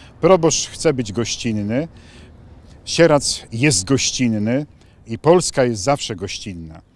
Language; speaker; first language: Polish; native; Polish